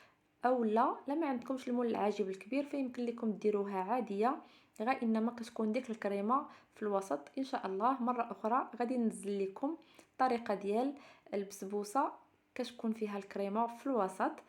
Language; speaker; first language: Arabic; native; Arabic